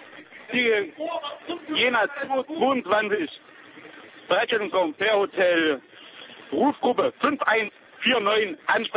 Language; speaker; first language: German; native; German